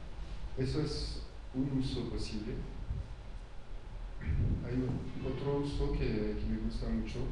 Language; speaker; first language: Spanish; non-native, fluent; French